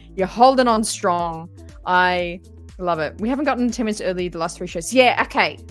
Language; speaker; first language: English; native; English